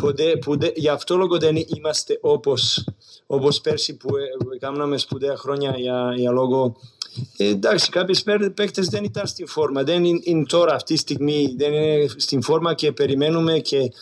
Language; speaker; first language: Greek; non-native, learner; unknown